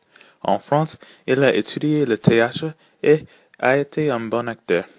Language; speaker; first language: French; non-native, learner; English